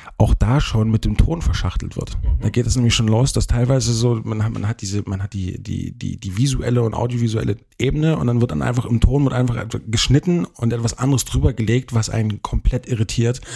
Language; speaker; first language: German; native; German